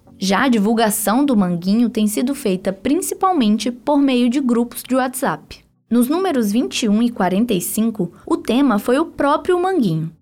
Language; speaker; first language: Portuguese; native; Portuguese